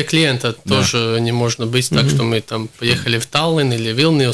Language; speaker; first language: Russian; non-native, local second language; Latvian